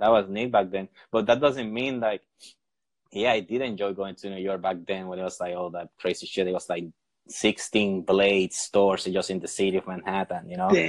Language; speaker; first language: English; non-native, fluent; Spanish